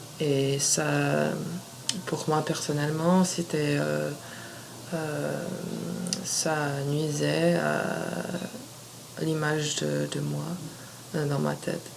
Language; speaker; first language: French; non-native, fluent; English